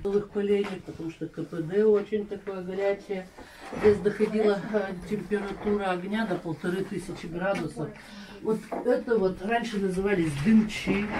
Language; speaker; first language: Russian; native; Russian